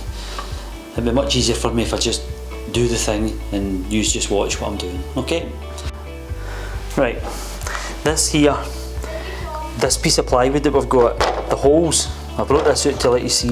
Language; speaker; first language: English; native; English